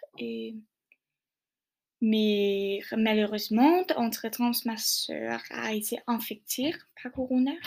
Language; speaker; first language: French; non-native, learner; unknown